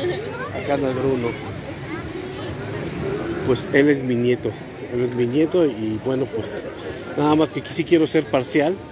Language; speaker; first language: Spanish; native; Spanish